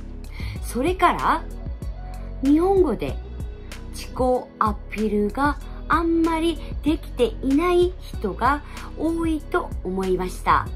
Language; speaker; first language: Japanese; non-native, fluent; Korean